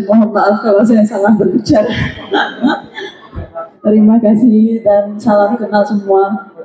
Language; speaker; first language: Indonesian; non-native, fluent; Arabic